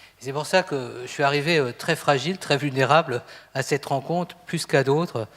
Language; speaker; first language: French; native; French